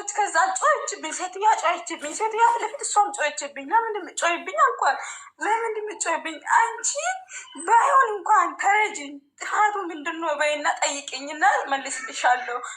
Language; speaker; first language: Amharic; non-native, local second language; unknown